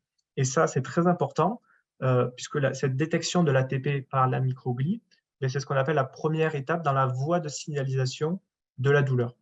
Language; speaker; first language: French; native; French